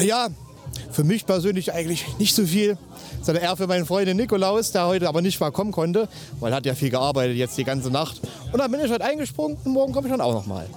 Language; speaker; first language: German; native; German